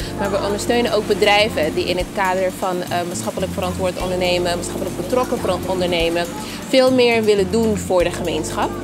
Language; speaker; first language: Dutch; early bilingual, other home language; Papiamento